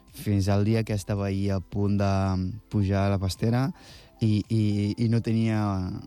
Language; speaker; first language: Catalan; non-native, fluent; Akan